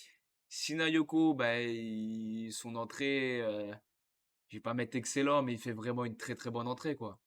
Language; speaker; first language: French; native; French